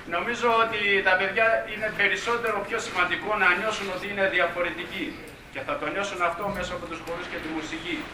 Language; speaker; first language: Greek; native; Greek